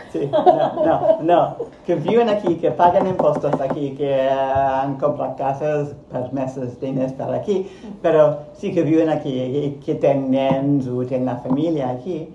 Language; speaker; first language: Catalan; non-native, fluent; Spanish